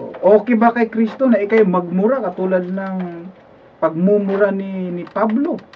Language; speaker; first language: Filipino; non-native, local second language; Cebuano